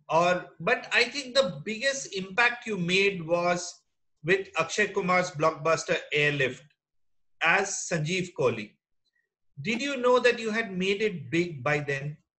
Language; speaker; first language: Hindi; non-native, local second language; Bangla